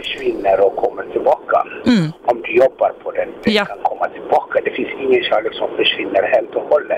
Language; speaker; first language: Swedish; non-native, fluent; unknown